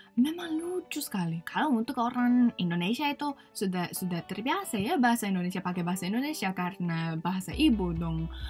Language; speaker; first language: Indonesian; non-native, fluent; Japanese